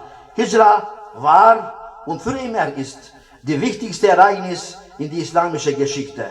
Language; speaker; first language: German; non-native, learner; Albanian